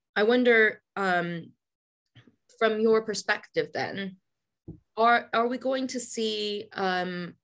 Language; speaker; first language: English; native; English